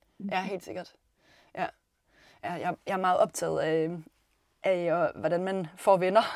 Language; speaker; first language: Danish; native; Danish